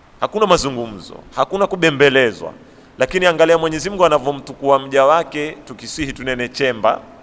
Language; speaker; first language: Swahili; native; Swahili